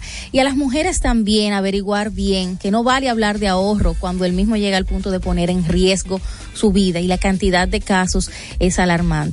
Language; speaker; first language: Spanish; native; Spanish